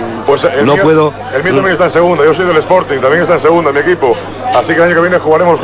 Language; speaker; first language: Spanish; native; Spanish